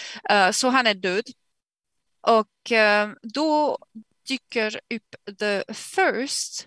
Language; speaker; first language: Swedish; non-native, fluent; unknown